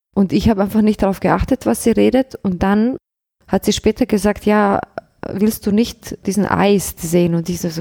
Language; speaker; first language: German; early bilingual, other home language; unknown